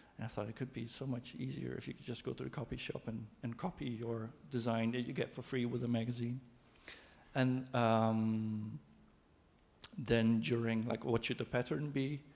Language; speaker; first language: English; non-native, fluent; Dutch